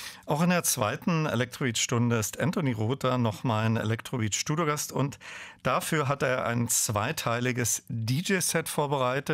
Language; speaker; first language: German; native; German